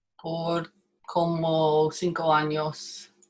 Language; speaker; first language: Spanish; non-native, learner; English